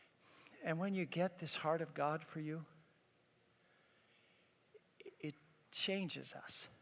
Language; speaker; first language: English; native; English